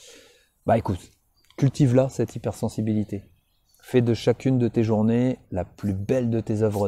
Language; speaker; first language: French; native; French